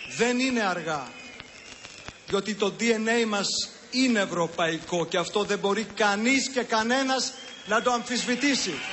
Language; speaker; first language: Greek; early bilingual, heritage; Greek